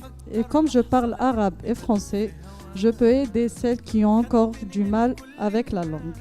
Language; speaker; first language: French; non-native, local second language; Arabic